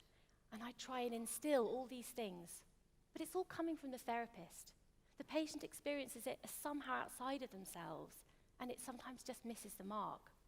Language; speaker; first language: English; native; English